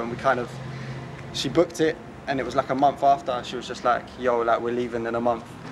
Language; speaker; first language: English; early bilingual, other home language; Polish